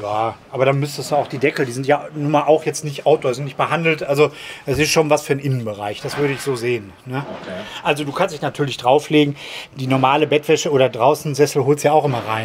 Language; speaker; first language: German; native; German